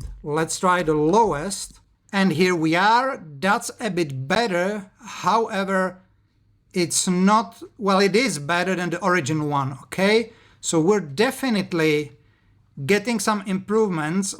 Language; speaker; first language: English; non-native, fluent; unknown